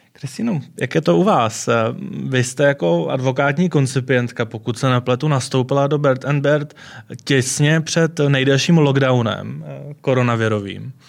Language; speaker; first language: Czech; native; Czech